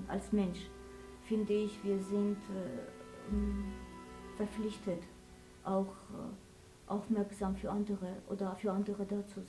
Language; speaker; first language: German; non-native, fluent; Armenian